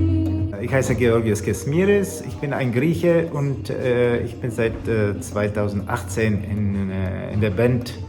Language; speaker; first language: German; non-native, fluent; Greek